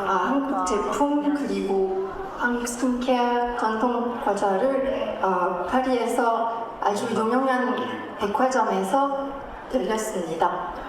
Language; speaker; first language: Korean; non-native, fluent; French